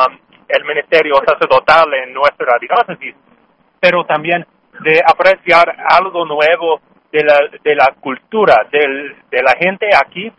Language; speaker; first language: Spanish; non-native, fluent; English